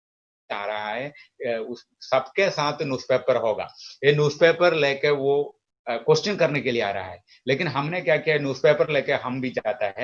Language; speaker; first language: Hindi; non-native, local second language; Malayalam